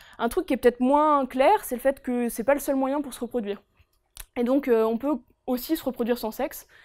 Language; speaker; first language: French; native; French